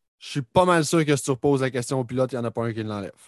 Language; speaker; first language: French; native; French